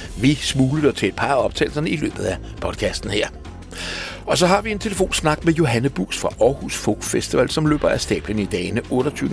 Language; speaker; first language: Danish; native; Danish